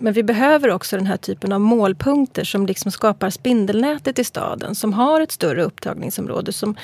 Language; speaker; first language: Swedish; native; Swedish